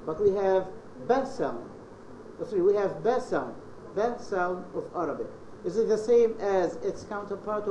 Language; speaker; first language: English; non-native, fluent; Arabic